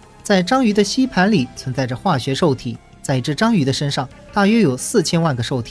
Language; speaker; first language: Chinese; native; Chinese